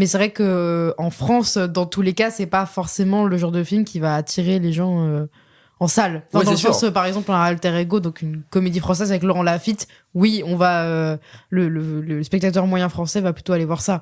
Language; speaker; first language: French; native; French